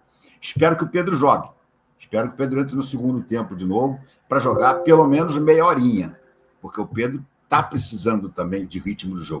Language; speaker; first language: Portuguese; native; Portuguese